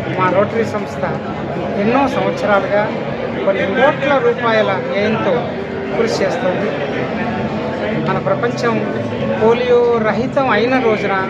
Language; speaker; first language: Telugu; native; Telugu